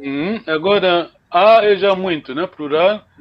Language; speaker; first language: Portuguese; non-native, local second language; Kongo